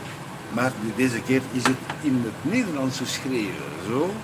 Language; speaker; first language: Dutch; non-native, local second language; French